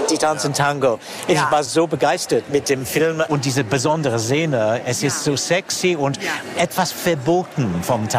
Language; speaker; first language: German; non-native, fluent; English